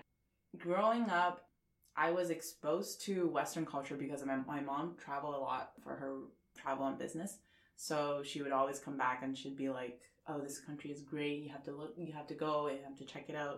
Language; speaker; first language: English; non-native, fluent; Chinese